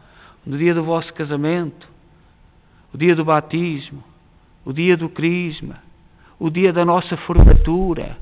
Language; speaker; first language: Portuguese; native; Portuguese